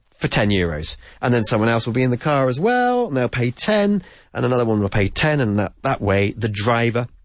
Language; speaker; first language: English; native; English